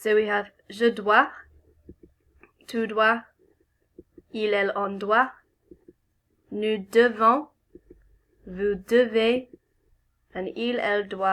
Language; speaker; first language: French; non-native, fluent; English